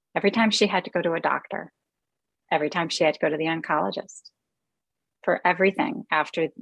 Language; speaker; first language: English; native; English